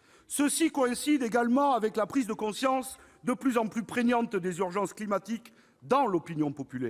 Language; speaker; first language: French; native; French